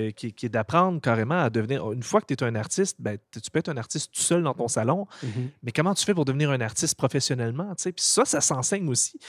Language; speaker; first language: French; native; French